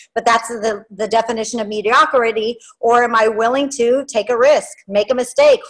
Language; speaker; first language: English; native; English